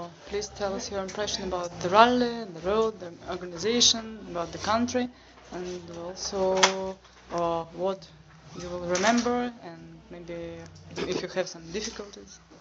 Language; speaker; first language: English; non-native, fluent; Russian